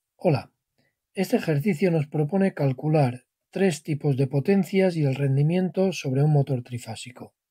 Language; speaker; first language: Spanish; non-native, local second language; Catalan